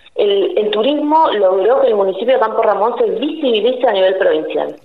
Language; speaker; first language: Spanish; native; Spanish